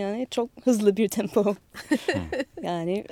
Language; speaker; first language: Turkish; non-native, learner; English